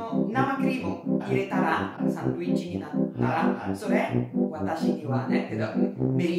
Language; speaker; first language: Japanese; non-native, learner; Italian